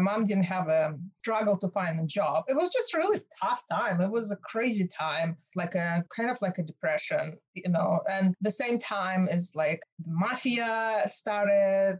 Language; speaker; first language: English; non-native, fluent; Russian